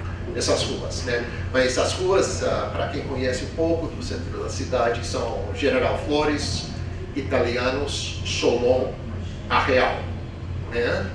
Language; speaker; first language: Portuguese; non-native, fluent; English